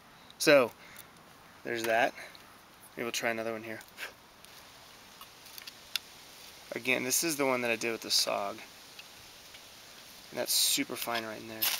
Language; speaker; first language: English; native; English